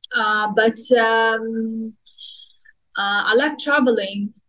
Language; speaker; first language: English; non-native, fluent; Russian